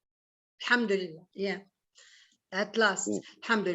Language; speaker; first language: English; non-native, learner; Arabic